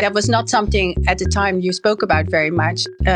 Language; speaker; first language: English; non-native, fluent; French